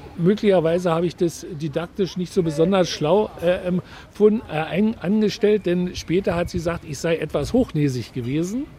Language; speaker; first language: German; native; German